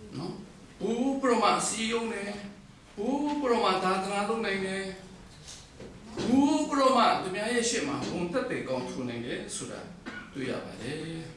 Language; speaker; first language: Burmese; non-native, local second language; Kachin